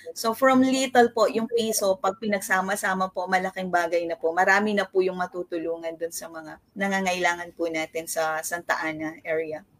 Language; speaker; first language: Filipino; non-native, local second language; Pampanga